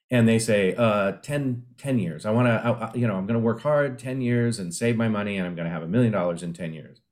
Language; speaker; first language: English; native; English